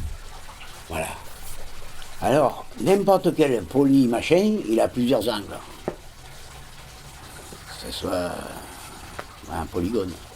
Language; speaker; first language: French; non-native, fluent; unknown